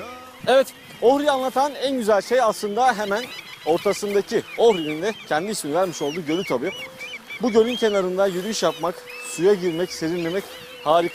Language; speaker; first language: Turkish; native; Turkish